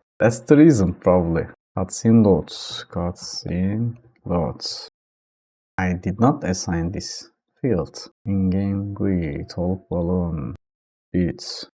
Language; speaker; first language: English; non-native, fluent; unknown